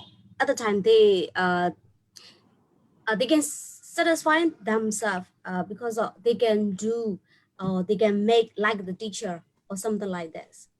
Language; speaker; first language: English; non-native, learner; Burmese